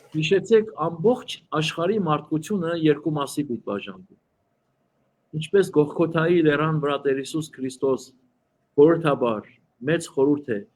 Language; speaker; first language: Armenian; early bilingual, heritage; Armenian